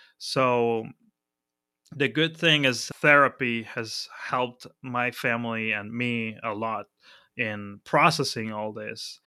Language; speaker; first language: English; non-native, fluent; Spanish